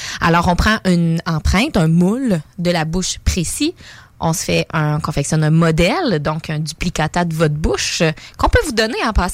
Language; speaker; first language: French; native; French